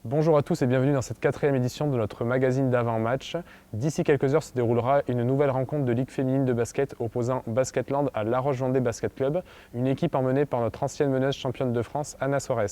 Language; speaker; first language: French; native; French